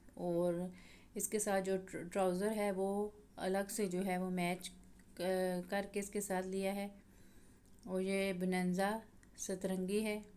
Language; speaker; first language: Urdu; native; Urdu